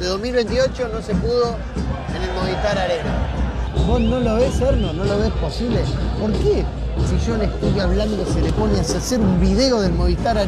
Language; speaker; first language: Spanish; native; Spanish